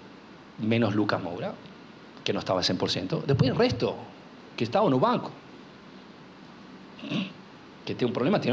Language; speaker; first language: Portuguese; non-native, local second language; Spanish